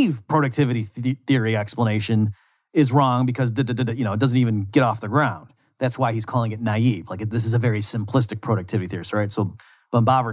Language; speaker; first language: English; native; English